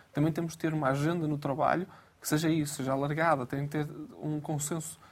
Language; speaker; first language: Portuguese; native; Portuguese